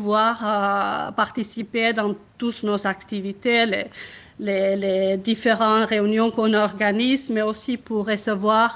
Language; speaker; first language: French; non-native, fluent; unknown